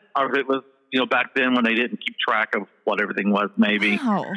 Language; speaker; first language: English; native; English